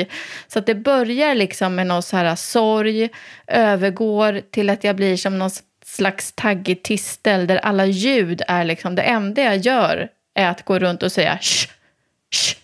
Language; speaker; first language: Swedish; native; Swedish